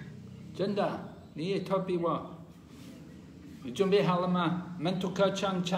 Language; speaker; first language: Chinese; non-native, fluent; English